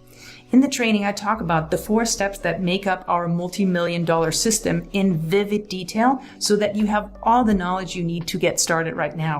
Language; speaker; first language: English; native; English